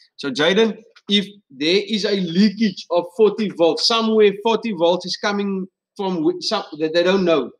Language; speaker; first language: English; non-native, local second language; Afrikaans